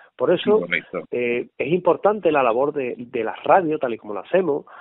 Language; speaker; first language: Spanish; native; Spanish